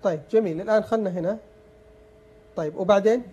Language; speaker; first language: Arabic; non-native, learner; Turkish